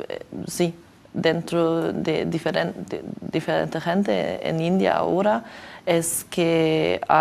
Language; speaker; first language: Spanish; non-native, learner; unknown